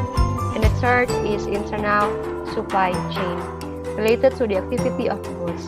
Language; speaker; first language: English; non-native, learner; Indonesian